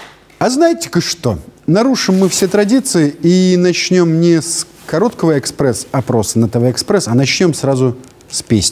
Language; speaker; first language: Russian; native; Russian